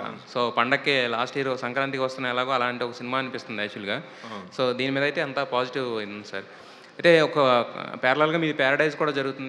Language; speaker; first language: Telugu; native; Telugu